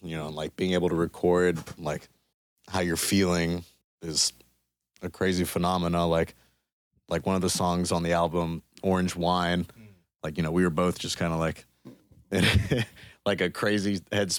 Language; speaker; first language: English; native; English